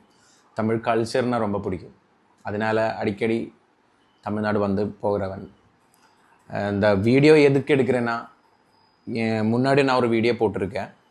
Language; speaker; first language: Tamil; non-native, local second language; Malayalam